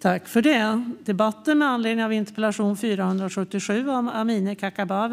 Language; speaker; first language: Swedish; native; Swedish